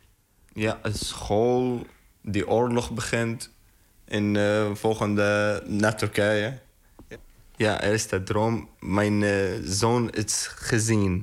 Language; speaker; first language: Dutch; non-native, learner; Arabic